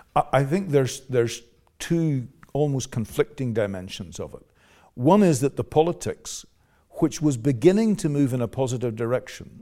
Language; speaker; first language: English; native; English